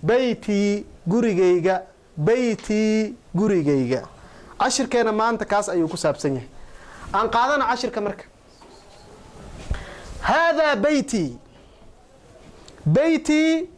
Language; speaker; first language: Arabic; non-native, local second language; Somali